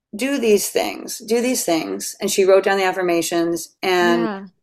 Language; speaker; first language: English; native; English